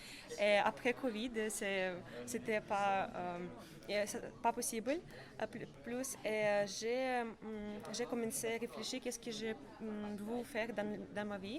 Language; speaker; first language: French; non-native, learner; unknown